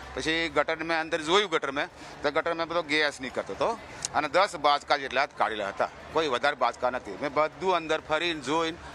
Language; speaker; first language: Gujarati; non-native, local second language; Rathawi